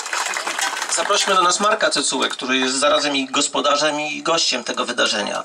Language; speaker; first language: Polish; native; Polish